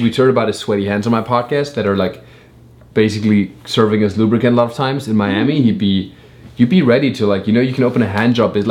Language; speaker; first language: English; non-native, fluent; German